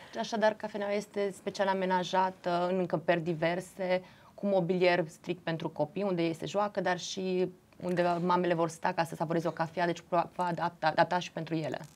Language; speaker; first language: Romanian; native; Romanian